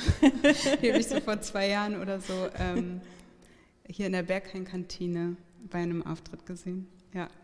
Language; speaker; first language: German; native; German